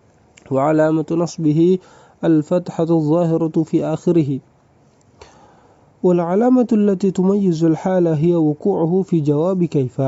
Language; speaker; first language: Arabic; non-native, fluent; Indonesian